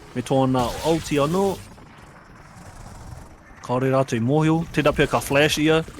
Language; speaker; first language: Māori; non-native, local second language; English